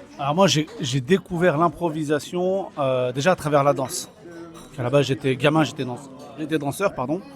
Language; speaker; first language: French; early bilingual, other home language; Kabyle